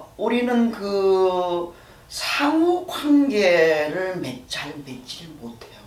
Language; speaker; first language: Korean; native; Korean